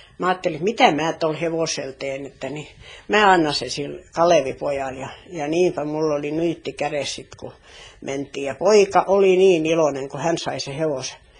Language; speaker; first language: Finnish; native; Finnish